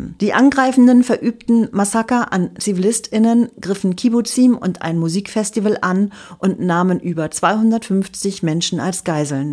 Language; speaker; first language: German; native; German